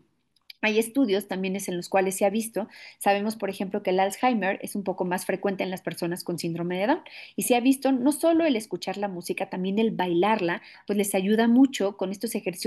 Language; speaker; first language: Spanish; native; Spanish